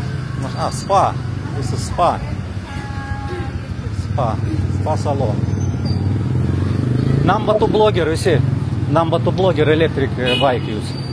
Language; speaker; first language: English; non-native, learner; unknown